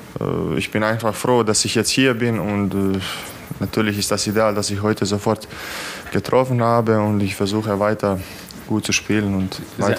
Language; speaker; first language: German; non-native, fluent; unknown